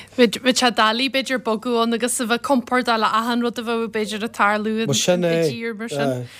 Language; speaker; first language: Irish; native; Irish